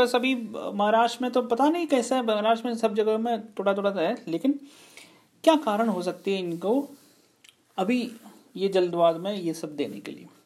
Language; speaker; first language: Hindi; non-native, local second language; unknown